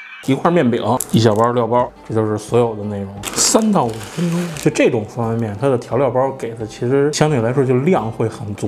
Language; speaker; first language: Chinese; native; Chinese